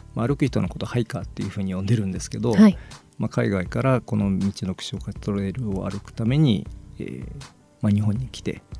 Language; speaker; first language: Japanese; native; Japanese